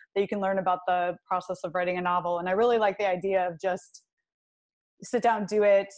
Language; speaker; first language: English; native; English